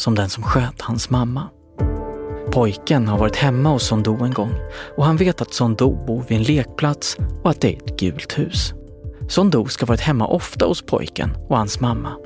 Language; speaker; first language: Swedish; native; Swedish